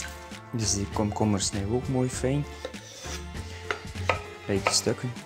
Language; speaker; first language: Dutch; native; Dutch